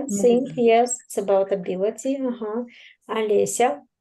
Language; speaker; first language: English; non-native, fluent; Russian